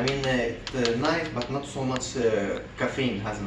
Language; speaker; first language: English; non-native, learner; Turkish